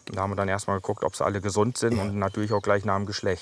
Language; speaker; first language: German; native; German